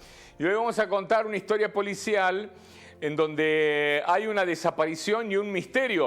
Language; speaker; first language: Spanish; native; Spanish